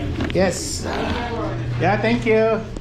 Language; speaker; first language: English; non-native, local second language; Filipino